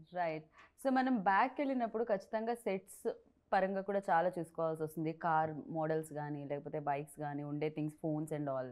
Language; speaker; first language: Telugu; native; Telugu